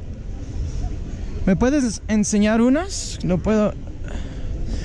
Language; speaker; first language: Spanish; non-native, learner; English